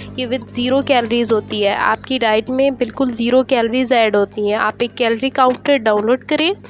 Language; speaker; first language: Urdu; non-native, local second language; Punjabi